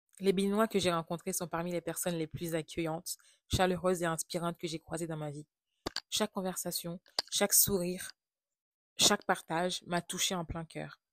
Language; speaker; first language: French; non-native, local second language; Haitian Creole